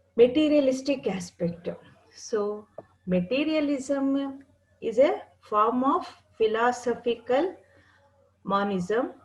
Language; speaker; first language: English; non-native, local second language; Kannada